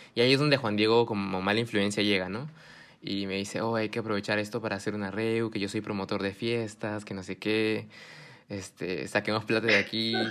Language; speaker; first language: Spanish; early bilingual, heritage; Spanish